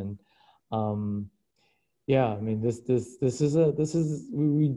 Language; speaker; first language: English; early bilingual, other home language; Japanese